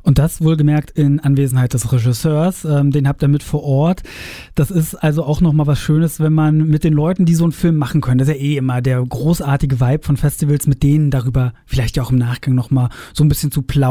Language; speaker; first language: German; native; German